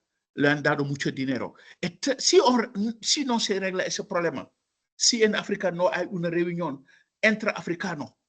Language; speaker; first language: Spanish; non-native, fluent; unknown